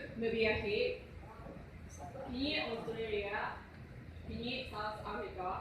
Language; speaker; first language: Cebuano; non-native, learner; Japanese